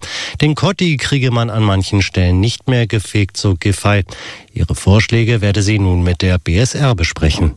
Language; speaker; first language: German; native; German